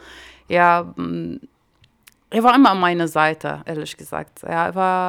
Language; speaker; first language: German; non-native, learner; Arabic